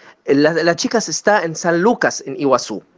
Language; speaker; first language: Spanish; non-native, learner; Arabic